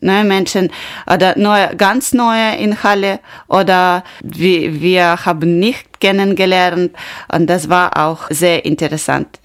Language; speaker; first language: German; non-native, learner; Ukrainian